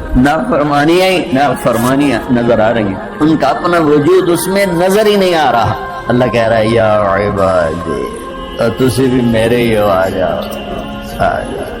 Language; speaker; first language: Urdu; non-native, local second language; Punjabi